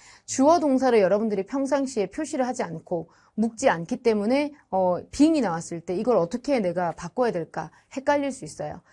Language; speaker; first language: Korean; native; Korean